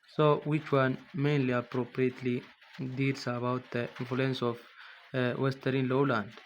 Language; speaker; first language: English; non-native, local second language; Amharic